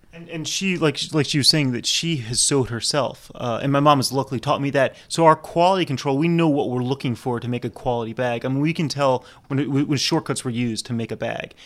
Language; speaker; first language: English; native; English